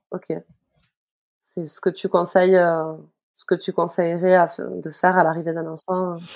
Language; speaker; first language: French; native; French